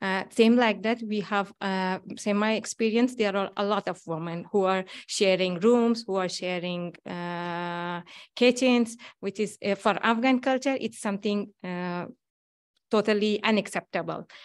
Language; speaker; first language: English; non-native, fluent; Persian